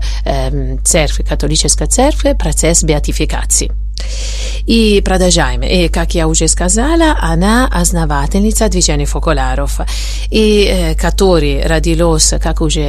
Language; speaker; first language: Russian; non-native, fluent; Italian